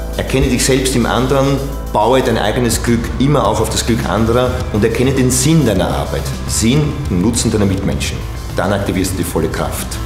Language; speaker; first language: German; native; German